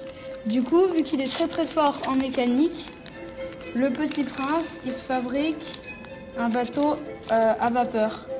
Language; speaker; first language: French; native; French